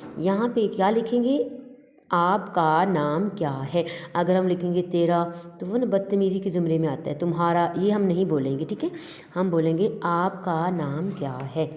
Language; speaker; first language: Urdu; native; Urdu